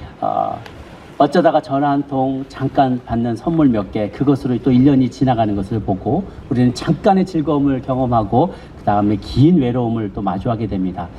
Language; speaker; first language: Korean; native; Korean